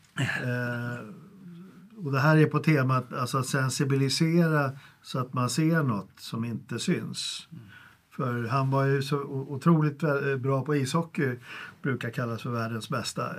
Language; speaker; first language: Swedish; native; Swedish